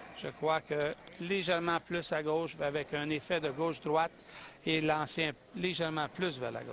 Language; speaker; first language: French; native; French